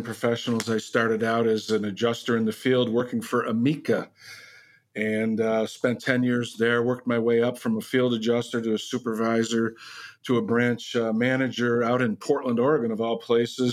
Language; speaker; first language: English; native; English